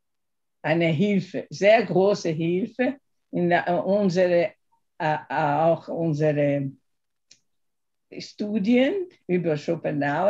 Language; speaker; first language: German; non-native, learner; Portuguese